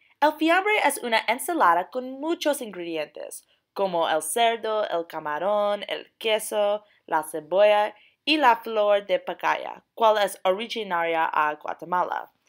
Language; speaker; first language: Spanish; non-native, learner; English